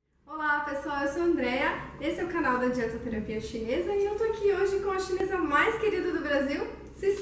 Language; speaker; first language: Portuguese; native; Portuguese